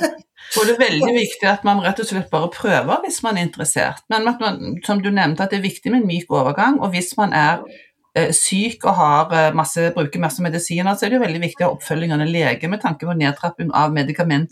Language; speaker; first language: Norwegian; native; Norwegian